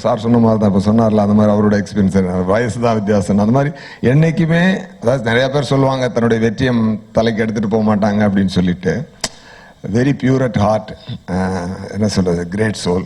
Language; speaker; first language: Tamil; native; Tamil